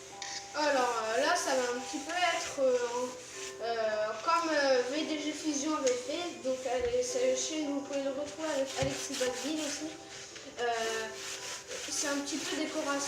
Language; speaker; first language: French; native; French